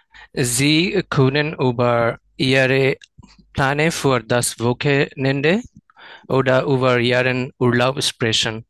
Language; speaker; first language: German; non-native, learner; Bangla